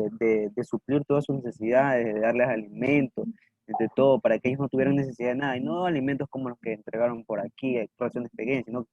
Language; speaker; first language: Spanish; native; Spanish